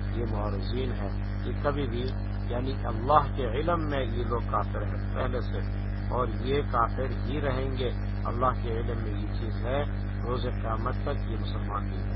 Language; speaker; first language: Urdu; non-native, local second language; Pashto